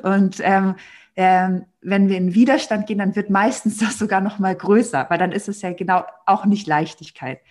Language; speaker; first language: German; native; German